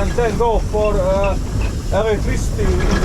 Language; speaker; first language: English; non-native, learner; Bosnian